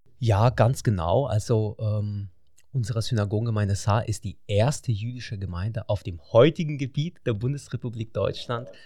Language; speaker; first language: German; non-native, fluent; Russian